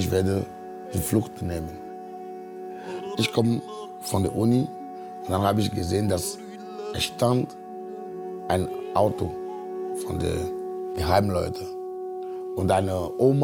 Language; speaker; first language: German; non-native, fluent; Ewe